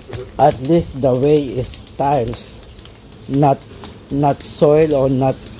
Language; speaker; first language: English; non-native, learner; Filipino